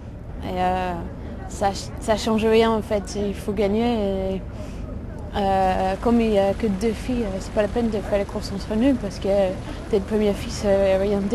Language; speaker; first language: French; non-native, fluent; English